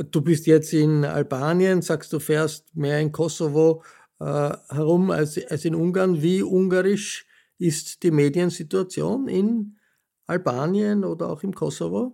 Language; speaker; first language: German; native; German